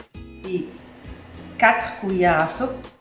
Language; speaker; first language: French; non-native, learner; Arabic